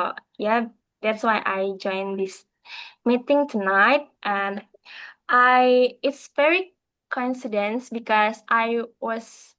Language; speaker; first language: English; non-native, learner; Indonesian